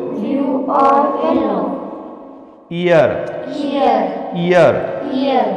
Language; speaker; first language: English; non-native, learner; Marathi